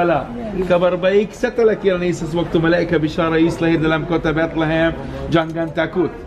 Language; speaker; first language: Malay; non-native, learner; Arabic